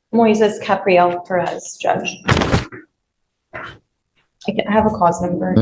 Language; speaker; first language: English; native; English